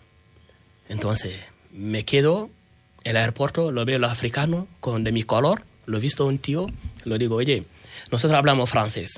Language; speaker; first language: Spanish; non-native, learner; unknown